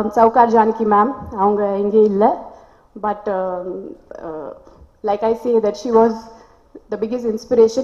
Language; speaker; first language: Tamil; non-native, local second language; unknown